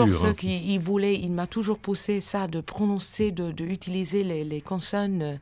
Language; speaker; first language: French; non-native, fluent; English